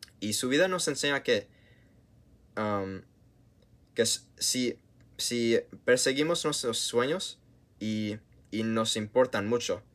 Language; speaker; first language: Spanish; non-native, learner; English